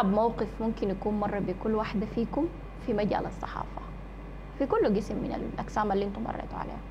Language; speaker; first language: Arabic; native; Arabic